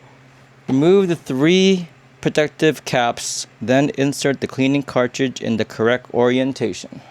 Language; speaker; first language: English; native; English